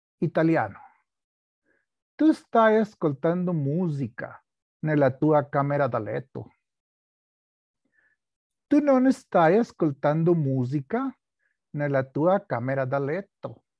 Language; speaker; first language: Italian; non-native, learner; Spanish